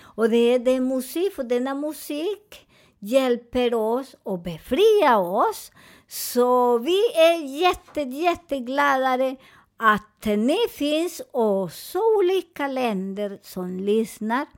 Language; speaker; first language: Swedish; non-native, fluent; Spanish